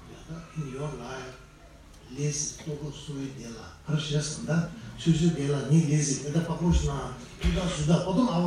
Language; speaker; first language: Russian; non-native, learner; Tibetan